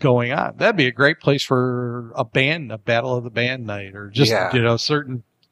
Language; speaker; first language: English; native; English